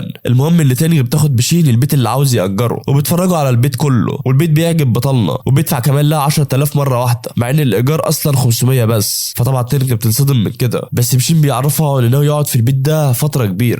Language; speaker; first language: Arabic; native; Arabic